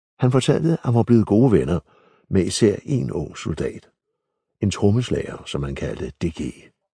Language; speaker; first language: Danish; native; Danish